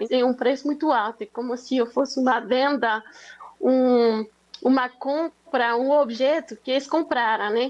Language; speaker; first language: Portuguese; non-native, fluent; French